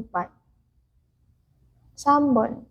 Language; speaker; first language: Korean; non-native, learner; Indonesian